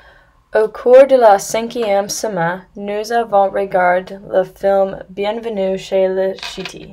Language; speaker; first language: French; non-native, learner; English